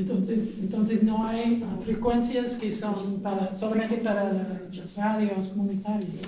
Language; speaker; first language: Spanish; non-native, learner; English